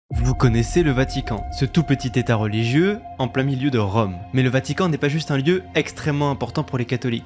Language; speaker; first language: French; native; French